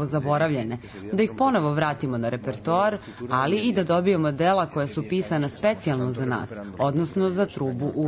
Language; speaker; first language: Serbian; native; Serbian